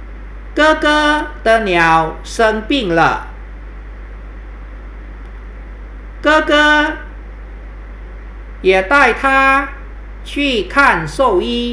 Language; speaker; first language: Chinese; non-native, fluent; Thai